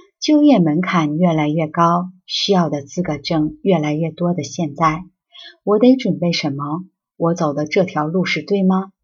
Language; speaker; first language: Chinese; non-native, fluent; Korean